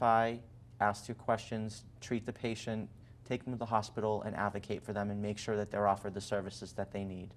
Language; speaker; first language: English; native; English